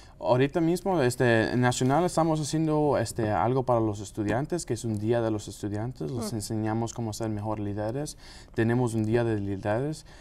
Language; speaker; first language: Spanish; non-native, local second language; English